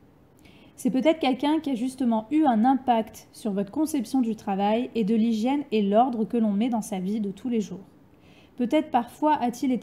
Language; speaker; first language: French; native; French